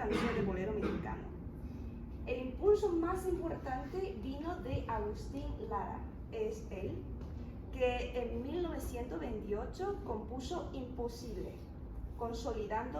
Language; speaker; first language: Spanish; non-native, fluent; Chinese